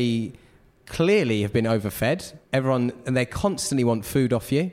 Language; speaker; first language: English; native; English